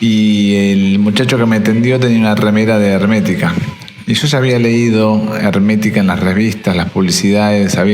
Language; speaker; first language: Spanish; native; Spanish